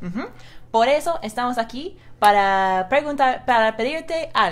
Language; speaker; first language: Spanish; non-native, fluent; English